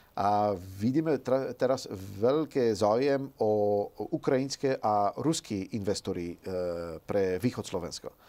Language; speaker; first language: Slovak; non-native, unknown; Dutch